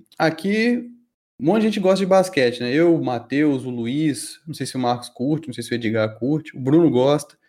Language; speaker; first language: Portuguese; native; Portuguese